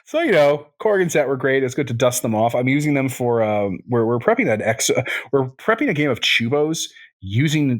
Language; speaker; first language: English; native; English